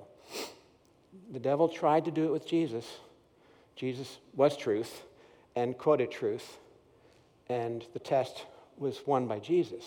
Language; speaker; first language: English; native; English